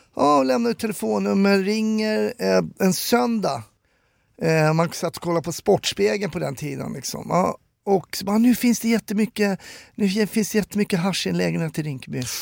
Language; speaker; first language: Swedish; native; Swedish